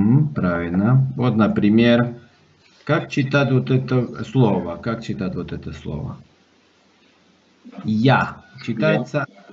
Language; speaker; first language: Russian; non-native, fluent; Spanish